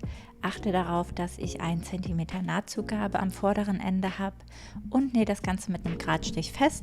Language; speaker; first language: German; native; German